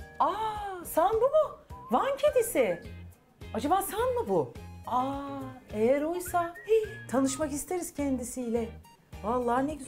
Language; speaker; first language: Turkish; native; Turkish